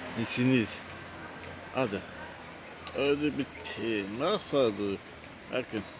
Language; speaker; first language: Turkish; non-native, learner; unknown